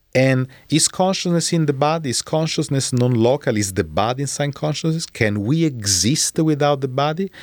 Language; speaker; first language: English; non-native, fluent; Italian